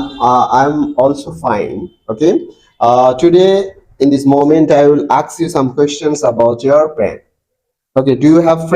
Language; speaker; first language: English; non-native, fluent; Bangla